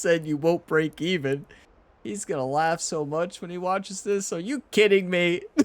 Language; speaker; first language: English; native; English